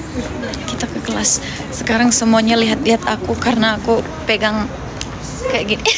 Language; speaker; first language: Indonesian; non-native, learner; Turkish